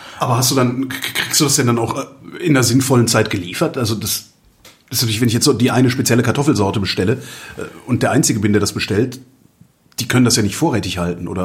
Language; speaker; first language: German; native; German